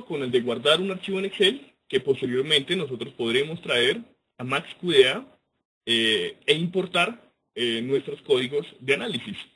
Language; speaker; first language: Spanish; native; Spanish